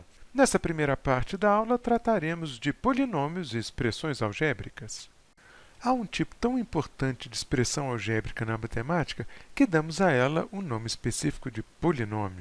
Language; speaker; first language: Portuguese; native; Portuguese